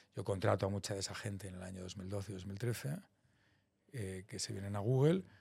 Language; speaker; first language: Spanish; native; Spanish